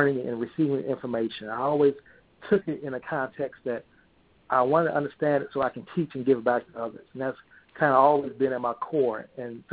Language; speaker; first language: English; native; English